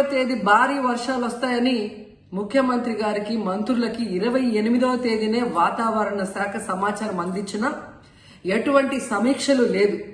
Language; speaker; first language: Telugu; native; Telugu